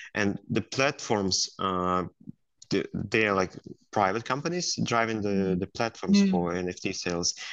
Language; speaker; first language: English; non-native, fluent; Russian